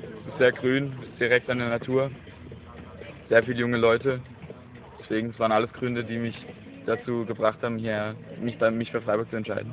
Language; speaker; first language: German; native; German